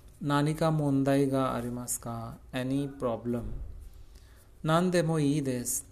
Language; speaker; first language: Japanese; non-native, learner; Hindi